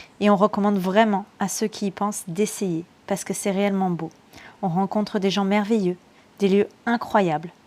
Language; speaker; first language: French; native; French